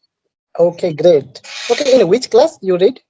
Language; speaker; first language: English; non-native, learner; Bangla